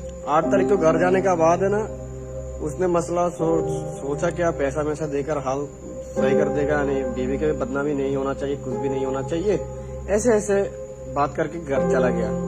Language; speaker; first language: Hindi; non-native, fluent; Bangla